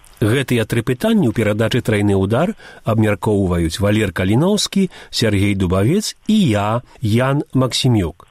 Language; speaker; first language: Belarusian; early bilingual, heritage; Belarusian